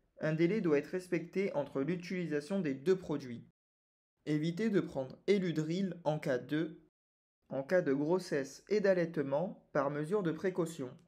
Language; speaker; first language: French; native; French